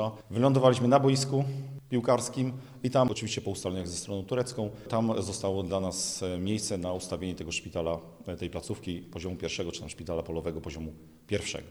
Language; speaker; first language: Polish; native; Polish